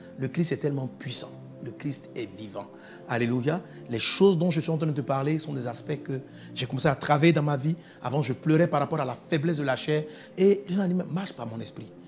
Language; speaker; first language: French; non-native, local second language; Dyula